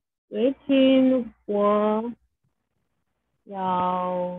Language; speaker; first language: Chinese; non-native, learner; English